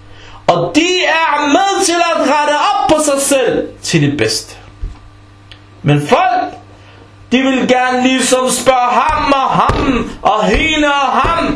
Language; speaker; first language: Danish; early bilingual, other home language; Arabic